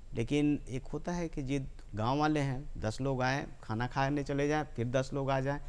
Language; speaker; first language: Hindi; native; Hindi